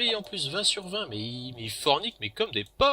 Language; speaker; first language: French; native; French